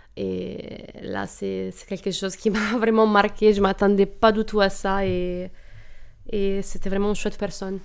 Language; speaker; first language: French; non-native, fluent; Italian